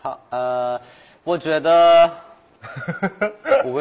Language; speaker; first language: Chinese; non-native, fluent; Thai